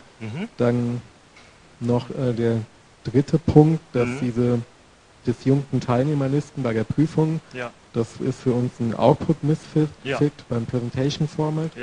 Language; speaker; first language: German; native; German